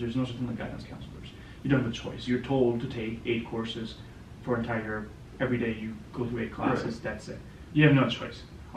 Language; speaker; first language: English; non-native, local second language; Gujarati